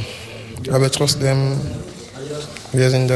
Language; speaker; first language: German; non-native, learner; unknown